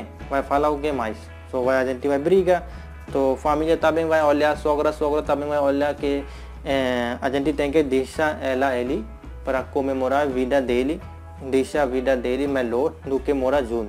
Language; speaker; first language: Portuguese; non-native, learner; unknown